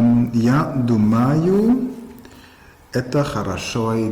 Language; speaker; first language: Russian; non-native, learner; German